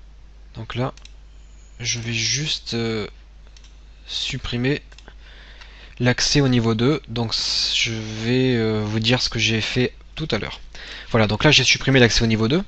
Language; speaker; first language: French; native; French